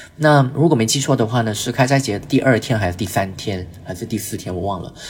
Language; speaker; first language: Chinese; early bilingual, heritage; Chinese